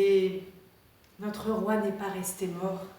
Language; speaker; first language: French; native; French